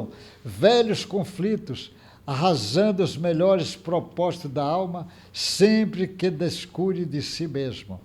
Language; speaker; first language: Portuguese; native; Portuguese